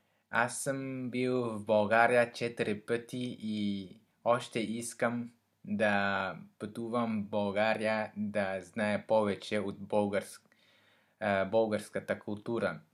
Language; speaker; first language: Bulgarian; non-native, learner; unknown